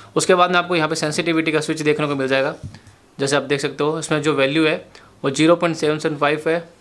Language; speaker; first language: Hindi; native; Hindi